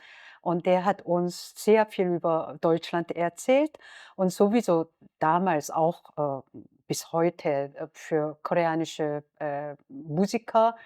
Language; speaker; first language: German; non-native, fluent; Korean